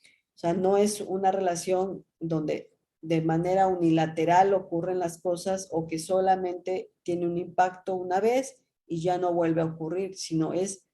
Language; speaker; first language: Spanish; native; Spanish